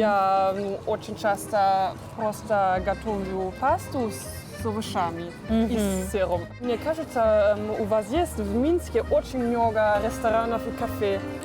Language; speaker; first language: Russian; non-native, learner; German